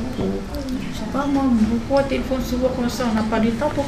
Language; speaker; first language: French; non-native, learner; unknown